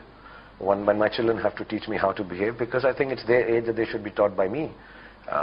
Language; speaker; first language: English; non-native, local second language; Hindi